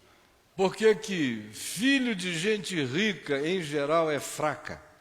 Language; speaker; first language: Portuguese; native; Portuguese